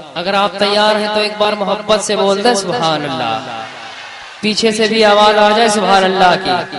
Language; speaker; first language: Urdu; native; Urdu